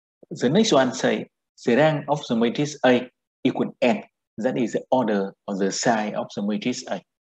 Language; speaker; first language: English; non-native, fluent; Vietnamese